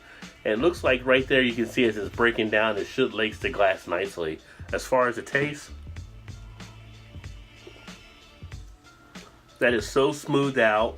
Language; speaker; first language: English; native; English